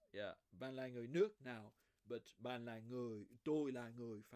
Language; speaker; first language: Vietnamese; non-native, fluent; French